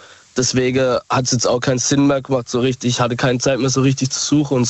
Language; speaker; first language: German; native; German